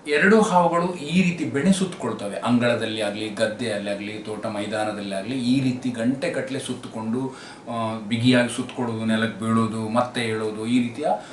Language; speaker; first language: Kannada; native; Kannada